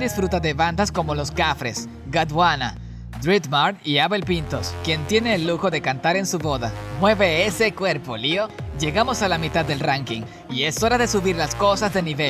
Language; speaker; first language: Spanish; native; Spanish